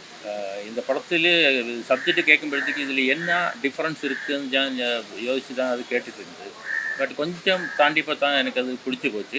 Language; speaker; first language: Tamil; non-native, learner; Malayalam